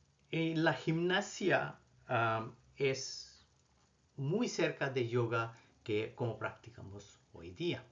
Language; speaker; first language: Spanish; non-native, fluent; Bangla